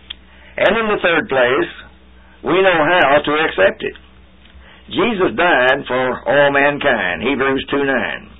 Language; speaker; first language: English; native; English